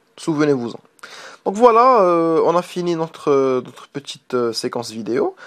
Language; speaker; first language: French; non-native, local second language; Arabic